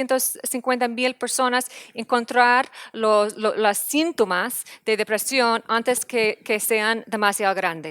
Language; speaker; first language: Spanish; non-native, fluent; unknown